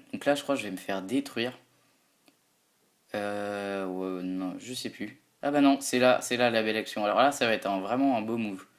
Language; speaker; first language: French; native; French